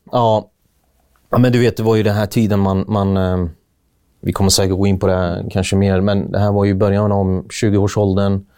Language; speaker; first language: Swedish; early bilingual, other home language; Kurdish